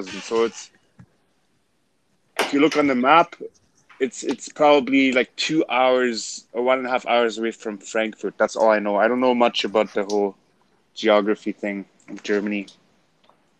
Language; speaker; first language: English; non-native, fluent; German